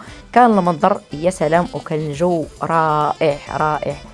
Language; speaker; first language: Arabic; native; Arabic